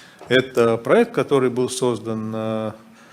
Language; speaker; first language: Russian; native; Russian